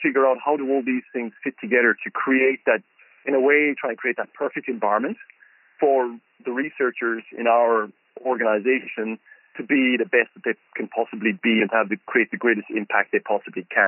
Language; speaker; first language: English; native; English